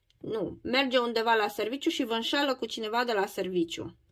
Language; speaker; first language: Romanian; native; Romanian